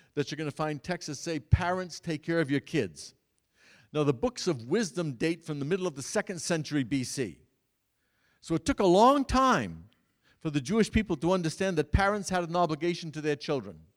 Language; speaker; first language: English; native; English